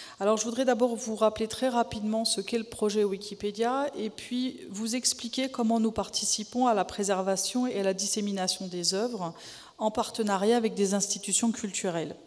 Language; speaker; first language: French; native; French